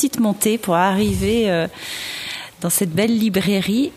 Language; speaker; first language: French; native; French